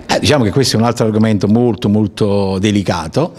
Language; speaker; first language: Italian; native; Italian